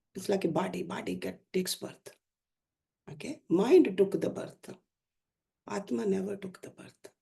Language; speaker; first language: English; non-native, local second language; Hindi